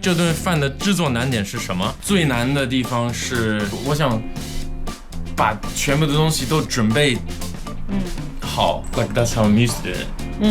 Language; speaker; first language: Chinese; non-native, local second language; English